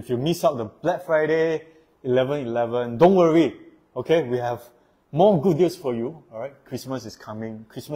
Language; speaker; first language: English; non-native, local second language; Chinese